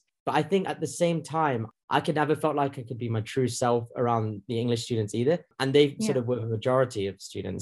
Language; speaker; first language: English; native; English